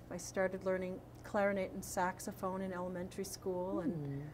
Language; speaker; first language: English; native; English